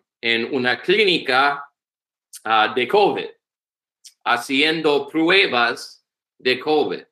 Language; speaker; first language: Spanish; non-native, learner; English